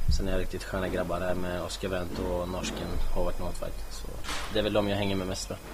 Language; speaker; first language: Swedish; early bilingual, other home language; Bosnian